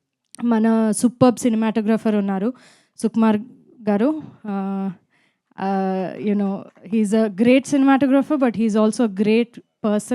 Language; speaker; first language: Telugu; non-native, fluent; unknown